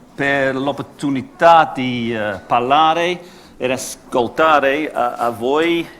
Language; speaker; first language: Italian; non-native, learner; English